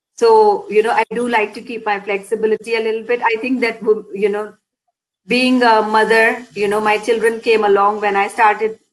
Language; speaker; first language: English; non-native, local second language; Hindi